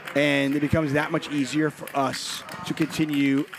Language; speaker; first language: English; native; English